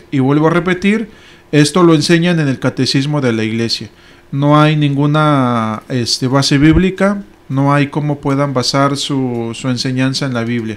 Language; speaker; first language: Spanish; native; Spanish